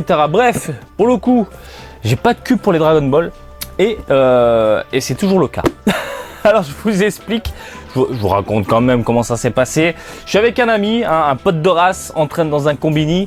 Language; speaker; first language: French; native; French